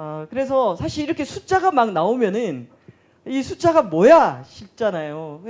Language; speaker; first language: Korean; native; Korean